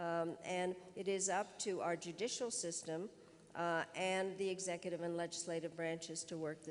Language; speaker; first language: English; early bilingual, other home language; Czech